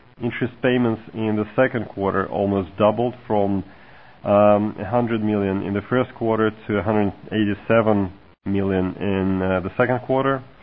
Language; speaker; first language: English; non-native, fluent; Russian